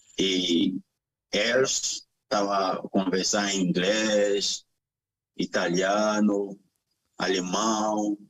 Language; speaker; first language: Portuguese; non-native, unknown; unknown